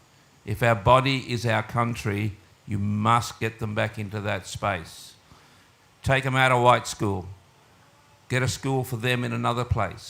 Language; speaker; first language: English; native; English